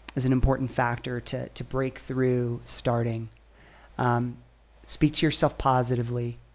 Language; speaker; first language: English; native; English